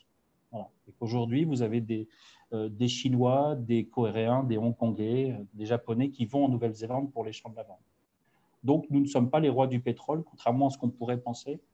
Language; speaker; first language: French; native; French